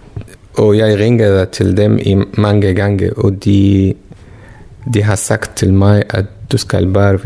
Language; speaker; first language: Danish; non-native, learner; Arabic